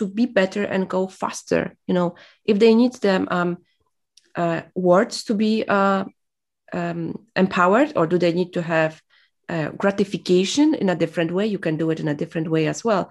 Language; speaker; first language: English; non-native, fluent; Polish